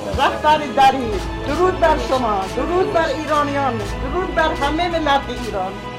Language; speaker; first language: Persian; non-native, local second language; Assyrian Neo-Aramaic